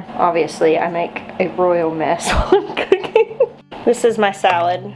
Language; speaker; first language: English; native; English